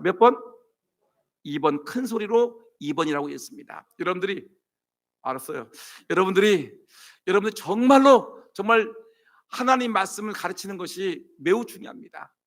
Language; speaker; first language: Korean; native; Korean